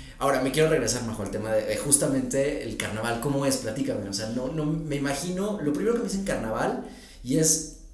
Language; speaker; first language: Spanish; native; Spanish